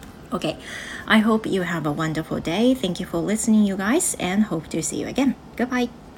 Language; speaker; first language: English; non-native, fluent; Japanese